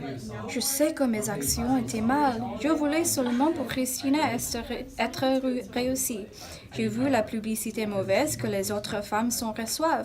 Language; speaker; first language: French; non-native, learner; English